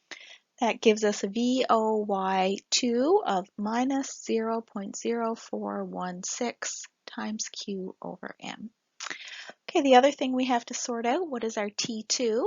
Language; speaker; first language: English; native; English